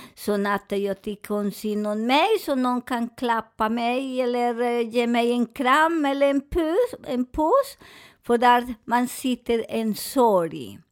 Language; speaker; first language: Swedish; non-native, fluent; Spanish